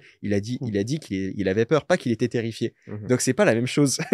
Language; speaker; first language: French; native; French